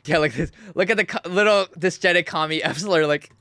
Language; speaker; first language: English; native; English